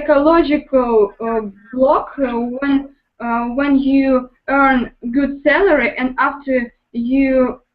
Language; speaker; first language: English; non-native, learner; Russian